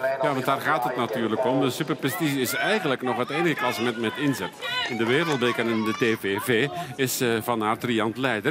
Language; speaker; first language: Dutch; native; Dutch